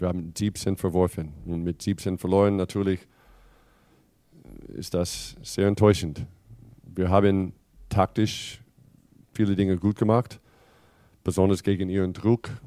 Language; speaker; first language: German; non-native, fluent; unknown